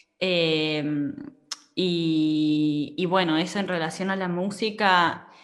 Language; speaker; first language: Spanish; native; Spanish